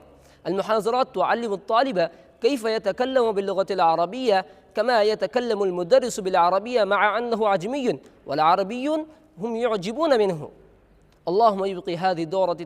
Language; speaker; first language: Arabic; non-native, learner; Urdu